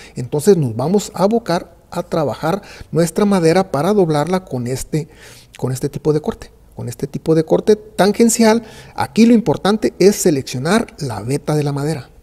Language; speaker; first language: Spanish; native; Spanish